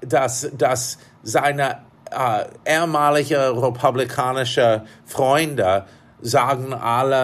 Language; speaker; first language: German; non-native, fluent; English